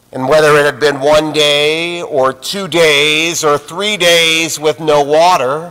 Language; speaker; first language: English; native; English